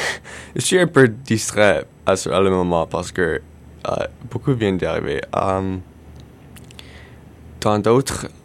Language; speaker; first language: French; non-native, learner; English